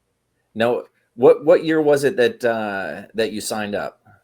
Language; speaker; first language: English; native; English